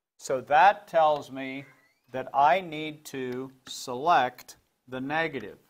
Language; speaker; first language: English; native; English